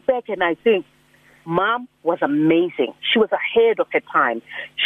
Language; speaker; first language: English; non-native, local second language; Zulu